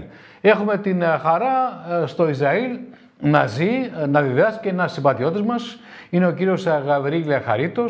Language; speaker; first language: Greek; native; Greek